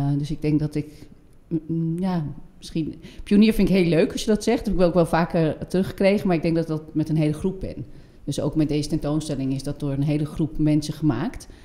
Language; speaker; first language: Dutch; non-native, fluent; French